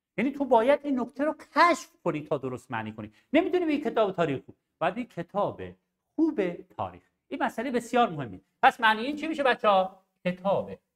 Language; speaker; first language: Persian; non-native, local second language; Arabic